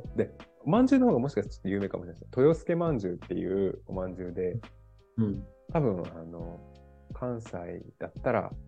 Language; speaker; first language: Japanese; native; Japanese